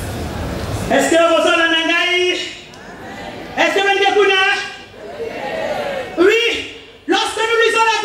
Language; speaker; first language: French; non-native, local second language; Lingala